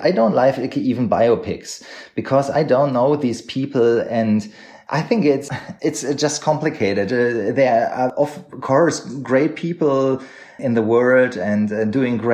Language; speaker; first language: English; non-native, fluent; German